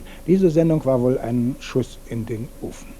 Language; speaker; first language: German; native; German